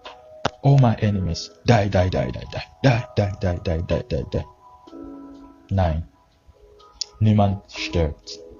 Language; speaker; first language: German; non-native, fluent; Yoruba